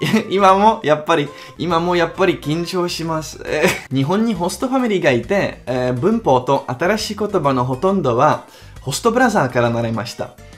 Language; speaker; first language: Japanese; non-native, fluent; Czech